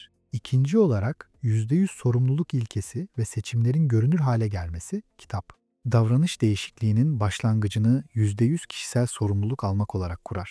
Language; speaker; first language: Turkish; native; Turkish